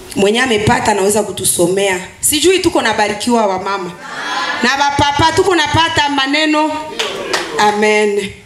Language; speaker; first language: Swahili; native; Swahili